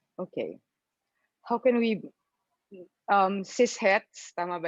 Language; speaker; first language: Filipino; native; Filipino